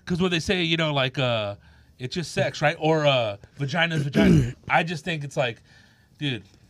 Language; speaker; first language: English; early bilingual, other home language; Spanish